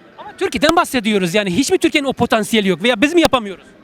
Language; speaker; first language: Turkish; native; Turkish